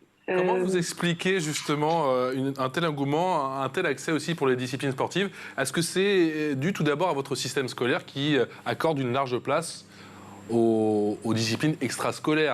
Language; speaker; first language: French; native; French